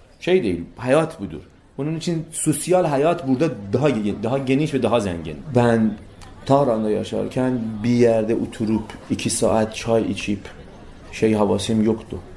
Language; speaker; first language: Turkish; non-native, fluent; Persian